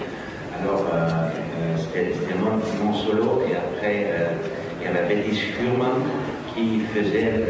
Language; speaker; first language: French; non-native, learner; Dutch